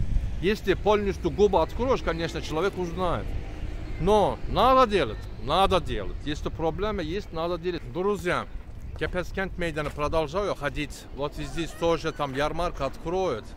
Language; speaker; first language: Russian; non-native, learner; Turkish